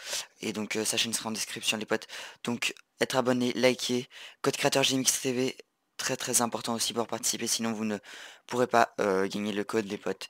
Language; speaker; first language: French; native; French